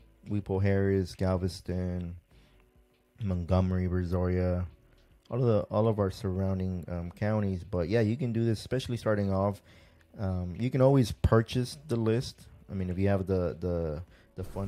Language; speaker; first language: English; early bilingual, other home language; Spanish